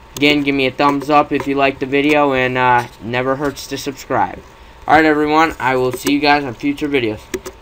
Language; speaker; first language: English; native; English